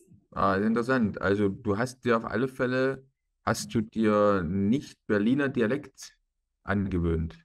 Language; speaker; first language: German; native; German